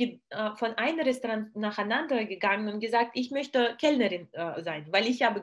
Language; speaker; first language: German; non-native, learner; Russian